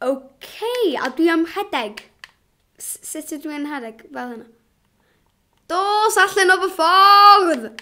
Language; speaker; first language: Welsh; non-native, local second language; English